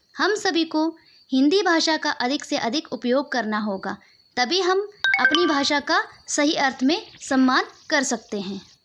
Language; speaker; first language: Hindi; native; Hindi